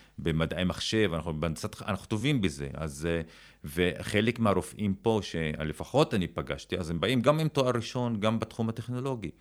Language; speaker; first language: Hebrew; non-native, local second language; Arabic